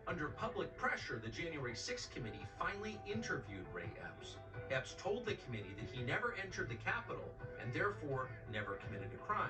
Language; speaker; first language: English; native; English